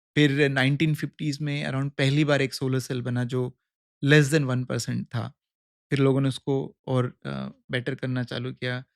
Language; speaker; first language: Hindi; native; Hindi